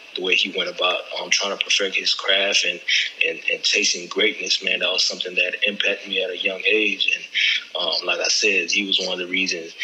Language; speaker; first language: English; native; English